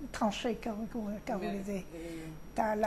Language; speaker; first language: Hebrew; non-native, fluent; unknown